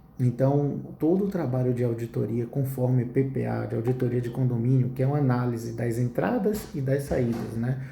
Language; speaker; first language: Portuguese; native; Portuguese